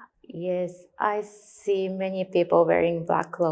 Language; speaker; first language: English; non-native, learner; Japanese